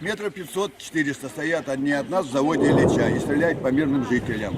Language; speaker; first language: Russian; native; Russian